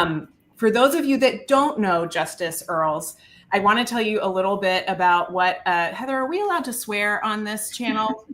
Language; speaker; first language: English; native; English